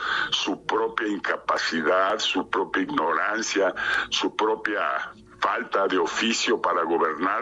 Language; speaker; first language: Spanish; native; Spanish